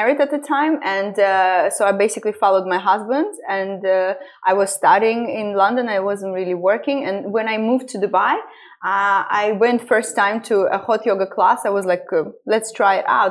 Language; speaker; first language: English; non-native, fluent; Estonian